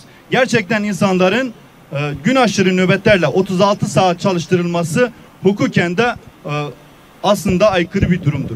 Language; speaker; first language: Turkish; native; Turkish